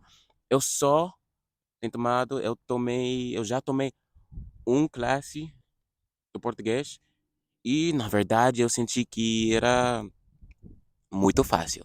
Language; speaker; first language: Portuguese; non-native, fluent; English